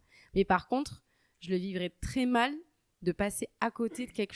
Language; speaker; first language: French; native; French